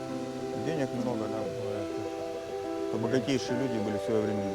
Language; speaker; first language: Russian; native; Russian